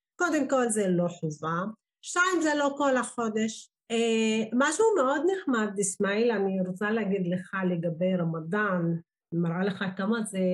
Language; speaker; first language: Hebrew; non-native, local second language; Arabic